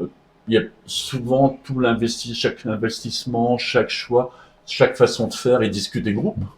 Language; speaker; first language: French; native; French